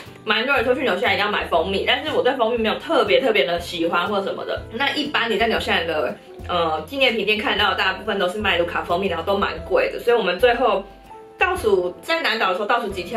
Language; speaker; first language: Chinese; native; Chinese